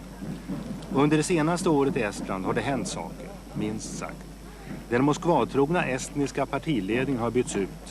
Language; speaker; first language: Swedish; native; Swedish